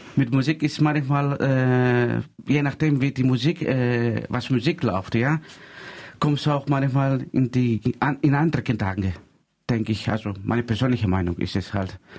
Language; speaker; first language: German; non-native, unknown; Greek